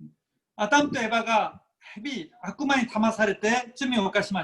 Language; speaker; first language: Japanese; non-native, fluent; Korean